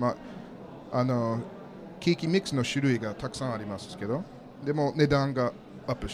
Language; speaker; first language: Japanese; non-native, learner; English